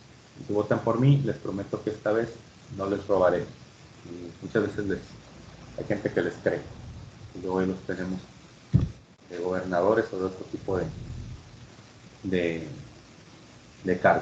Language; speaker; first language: Spanish; native; Spanish